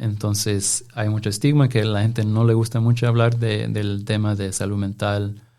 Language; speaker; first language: Spanish; non-native, fluent; English